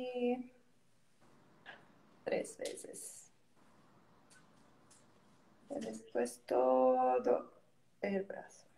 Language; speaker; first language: Spanish; non-native, learner; Portuguese